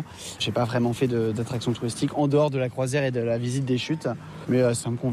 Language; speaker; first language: French; native; French